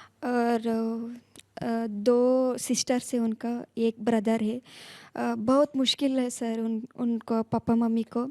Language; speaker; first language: Hindi; non-native, local second language; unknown